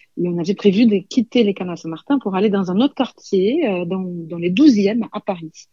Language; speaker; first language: French; non-native, fluent; Portuguese